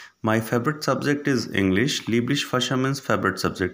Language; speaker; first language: English; non-native, local second language; Hindi